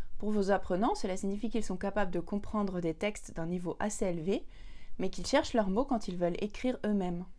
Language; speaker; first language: French; native; French